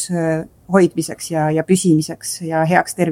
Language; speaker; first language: Estonian; native; Estonian